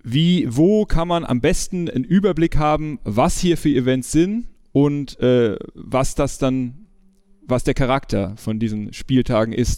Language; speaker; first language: German; native; German